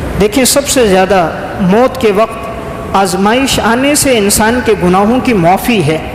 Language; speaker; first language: Urdu; native; Urdu